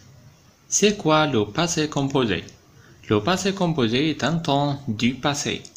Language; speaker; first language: French; non-native, fluent; Arabic